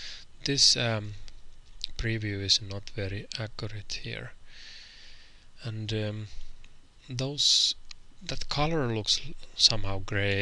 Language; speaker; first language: English; non-native, fluent; Finnish